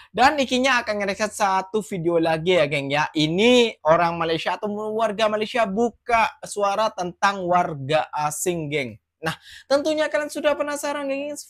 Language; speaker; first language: Malay; non-native, fluent; Indonesian